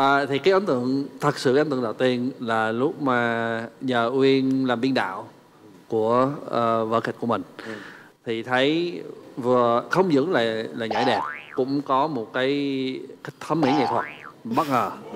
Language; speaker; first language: Vietnamese; non-native, fluent; English